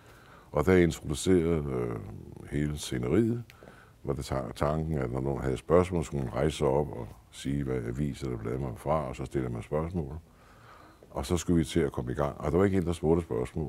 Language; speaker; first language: Danish; native; Danish